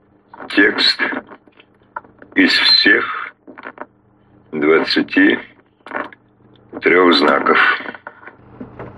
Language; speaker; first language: Russian; native; Russian